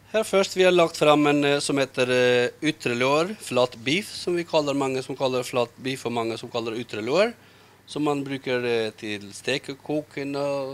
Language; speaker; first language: Norwegian; non-native, learner; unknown